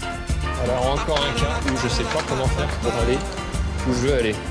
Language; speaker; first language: French; native; French